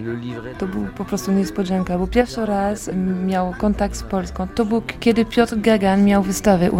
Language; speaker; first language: Polish; non-native, learner; French